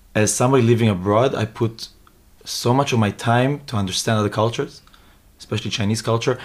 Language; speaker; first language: English; early bilingual, other home language; Hebrew